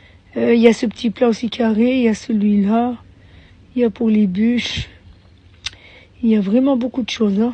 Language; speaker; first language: French; non-native, local second language; Arabic